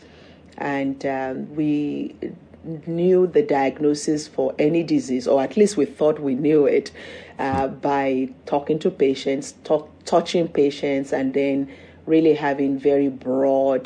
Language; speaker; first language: English; non-native, local second language; Yoruba